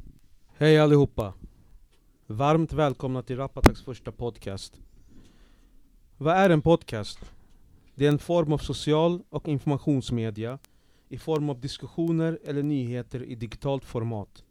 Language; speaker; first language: Swedish; native; Swedish